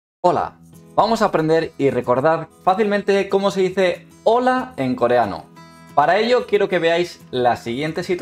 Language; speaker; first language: Spanish; native; Spanish